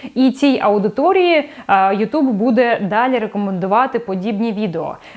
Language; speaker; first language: Ukrainian; non-native, local second language; Russian